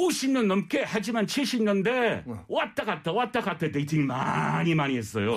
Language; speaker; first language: Korean; non-native, learner; English